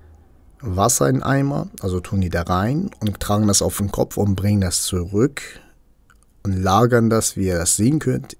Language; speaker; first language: German; non-native, local second language; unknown